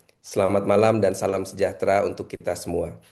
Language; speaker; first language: Indonesian; native; Indonesian